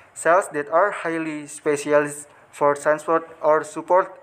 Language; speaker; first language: English; non-native, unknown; Indonesian